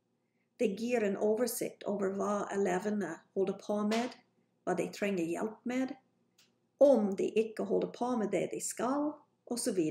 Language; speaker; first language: Norwegian; non-native, fluent; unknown